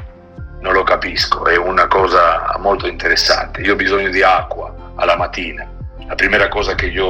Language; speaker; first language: Italian; non-native, learner; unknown